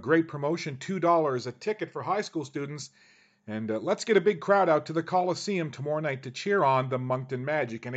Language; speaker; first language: English; native; English